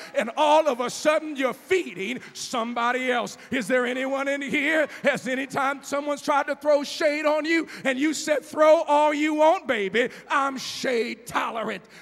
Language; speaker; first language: English; native; English